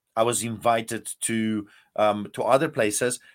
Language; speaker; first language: English; non-native, fluent; Polish